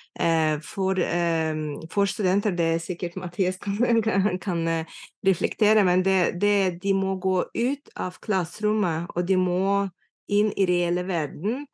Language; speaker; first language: Norwegian; non-native, fluent; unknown